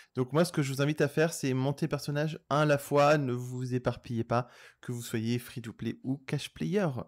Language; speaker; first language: French; native; French